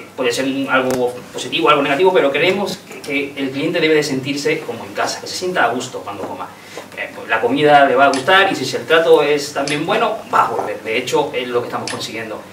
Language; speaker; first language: Spanish; native; Spanish